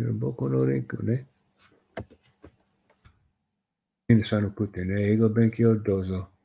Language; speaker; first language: Japanese; non-native, learner; English